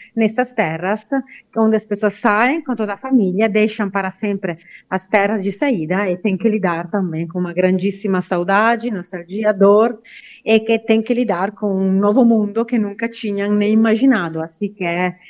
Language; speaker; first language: Portuguese; non-native, fluent; Italian